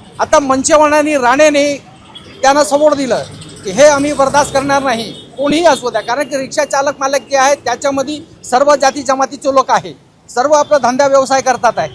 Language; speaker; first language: Marathi; non-native, local second language; Hindi